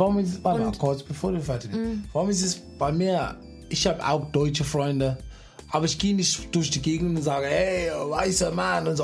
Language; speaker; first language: German; non-native, fluent; English